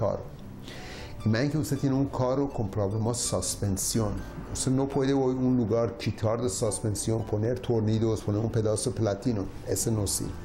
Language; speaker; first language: Spanish; non-native, learner; Persian